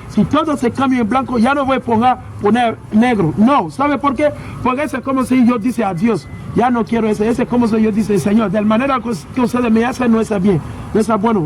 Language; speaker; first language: Spanish; non-native, learner; English